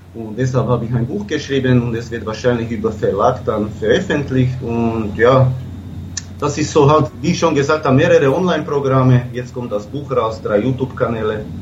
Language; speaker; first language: German; non-native, fluent; Slovak